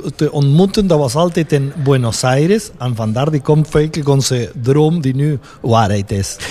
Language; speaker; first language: Dutch; non-native, fluent; Spanish